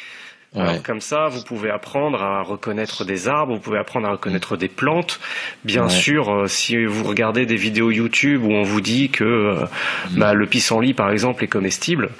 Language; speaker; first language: French; native; French